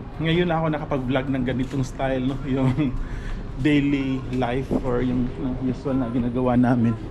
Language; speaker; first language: Filipino; non-native, local second language; Cebuano